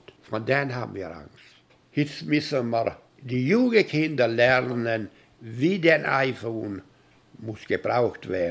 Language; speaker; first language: German; early bilingual, heritage; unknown